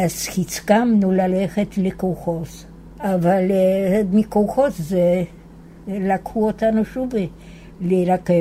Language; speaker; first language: Hebrew; non-native, fluent; Yiddish